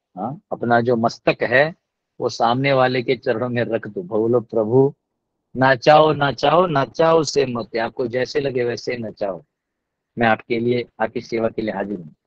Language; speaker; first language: Hindi; non-native, local second language; Marathi